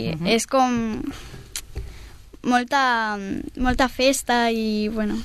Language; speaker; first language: Catalan; non-native, local second language; Spanish